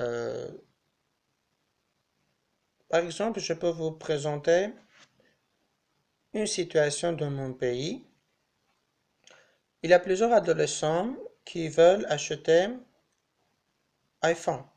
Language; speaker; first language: French; non-native, learner; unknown